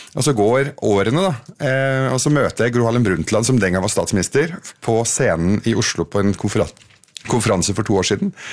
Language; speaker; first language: Norwegian; early bilingual, other home language; Arabic